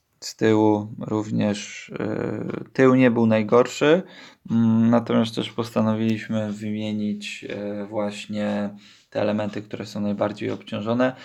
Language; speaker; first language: Polish; native; Polish